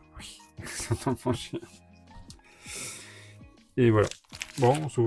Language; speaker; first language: French; native; French